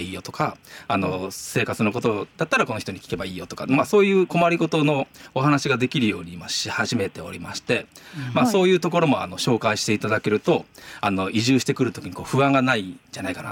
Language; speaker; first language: Japanese; native; Japanese